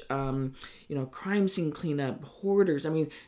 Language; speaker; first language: English; native; English